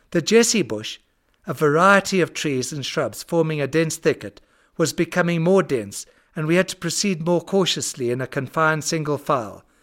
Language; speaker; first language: English; native; English